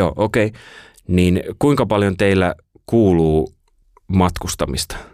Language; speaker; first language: Finnish; native; Finnish